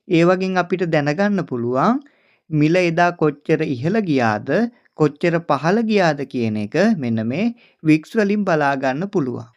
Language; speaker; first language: Sinhala; native; Sinhala